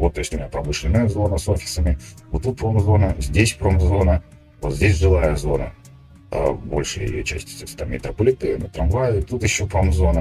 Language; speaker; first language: Russian; native; Russian